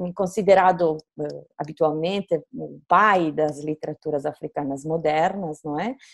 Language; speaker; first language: Portuguese; native; Portuguese